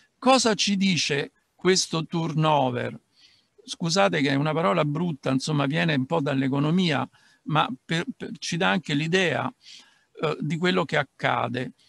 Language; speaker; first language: Italian; native; Italian